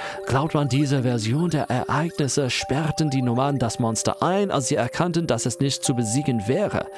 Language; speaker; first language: German; non-native, fluent; English